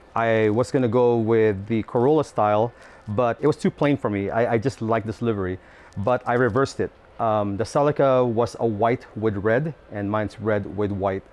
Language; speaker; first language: English; non-native, local second language; Filipino